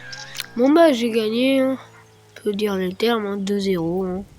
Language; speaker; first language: French; native; French